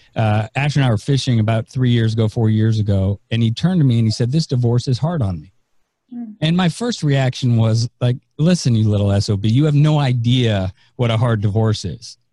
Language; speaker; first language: English; native; English